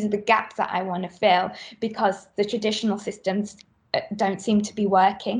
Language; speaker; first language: English; native; English